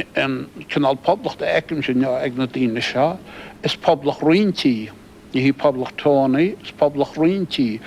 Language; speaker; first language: Irish; native; Irish